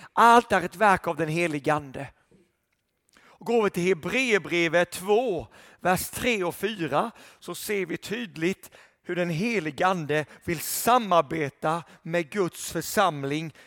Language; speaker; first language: Swedish; native; Swedish